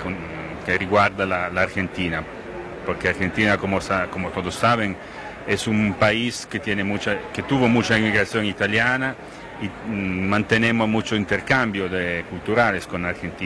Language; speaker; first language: Spanish; non-native, fluent; Italian